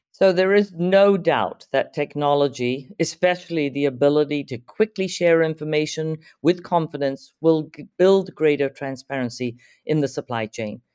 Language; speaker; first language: English; native; English